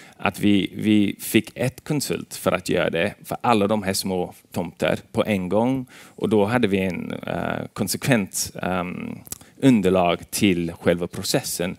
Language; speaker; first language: Swedish; non-native, fluent; English